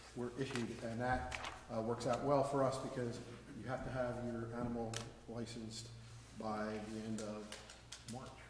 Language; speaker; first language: English; native; English